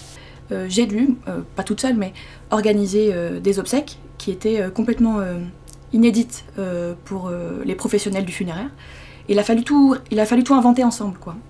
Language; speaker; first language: French; native; French